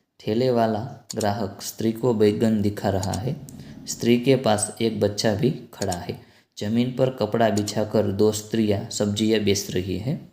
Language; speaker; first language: Hindi; non-native, local second language; Gujarati